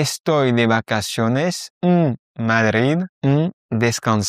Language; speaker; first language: Spanish; non-native, fluent; French